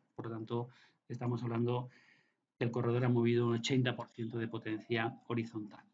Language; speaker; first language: Spanish; native; Spanish